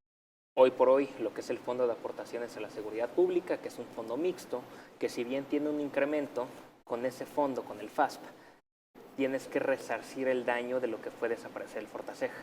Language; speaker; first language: Spanish; native; Spanish